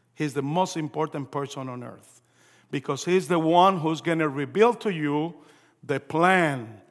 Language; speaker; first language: English; early bilingual, other home language; Spanish